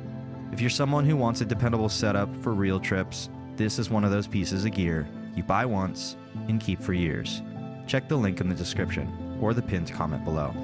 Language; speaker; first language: English; native; English